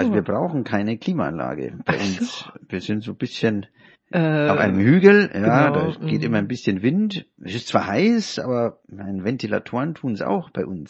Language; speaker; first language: German; native; German